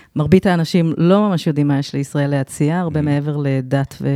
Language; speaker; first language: Hebrew; non-native, fluent; English